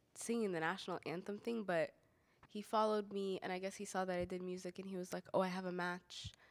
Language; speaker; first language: English; native; English